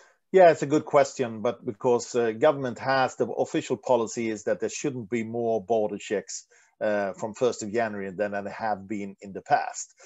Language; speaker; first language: English; non-native, fluent; Swedish